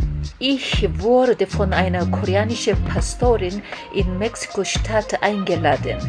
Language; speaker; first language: German; non-native, fluent; Korean